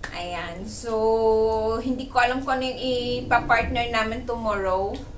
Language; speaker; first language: Filipino; native; Filipino